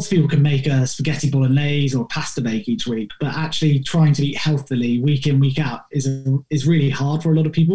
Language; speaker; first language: English; native; English